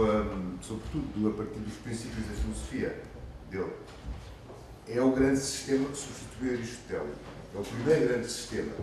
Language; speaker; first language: Portuguese; native; Portuguese